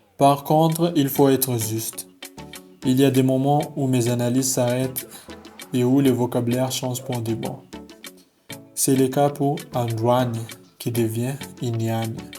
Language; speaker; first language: French; non-native, local second language; Malagasy